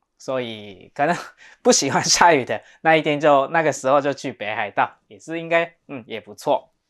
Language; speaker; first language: Chinese; non-native, fluent; Japanese